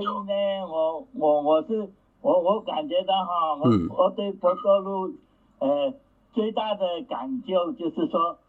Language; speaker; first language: Chinese; native; Chinese